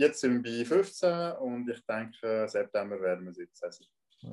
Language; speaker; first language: German; non-native, local second language; French